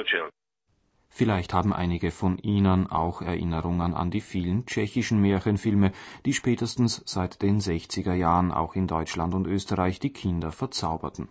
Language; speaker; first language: German; native; German